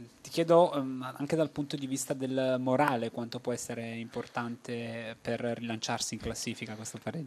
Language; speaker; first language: Italian; native; Italian